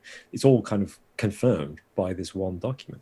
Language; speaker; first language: English; native; English